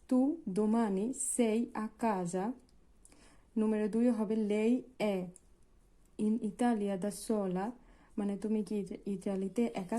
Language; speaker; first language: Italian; non-native, fluent; Bangla